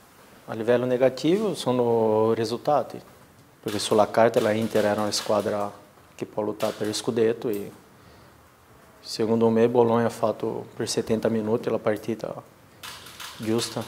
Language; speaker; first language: Italian; non-native, learner; Portuguese